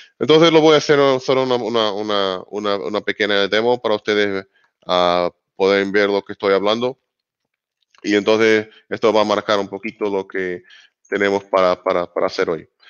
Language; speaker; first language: Spanish; native; Spanish